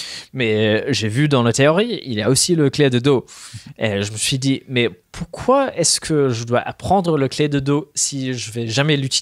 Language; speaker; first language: French; non-native, fluent; English